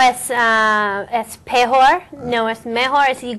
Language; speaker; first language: Spanish; non-native, learner; English